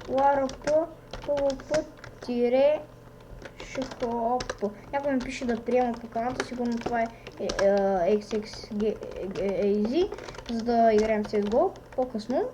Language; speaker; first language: Bulgarian; native; Bulgarian